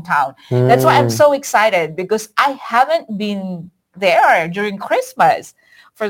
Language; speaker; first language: English; non-native, local second language; Iloko